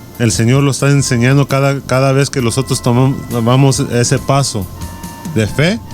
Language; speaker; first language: Spanish; early bilingual, heritage; Spanish